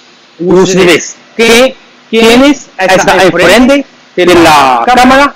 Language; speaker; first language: Spanish; non-native, learner; Chinese